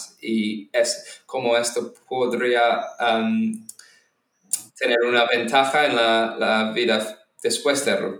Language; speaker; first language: Spanish; non-native, fluent; English